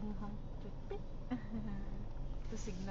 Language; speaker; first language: English; non-native, local second language; Iloko